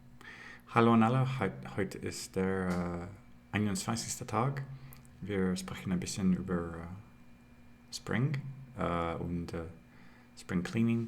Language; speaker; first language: German; non-native, learner; English